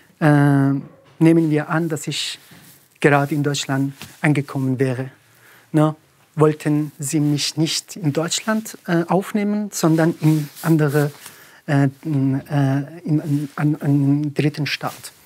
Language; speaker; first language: German; non-native, learner; Arabic